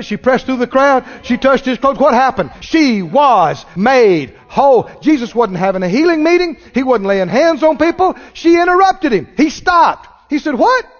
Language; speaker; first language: English; native; English